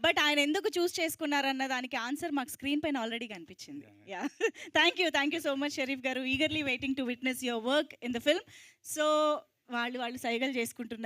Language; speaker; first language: Telugu; native; Telugu